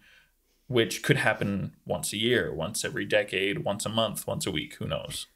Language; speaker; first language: English; native; English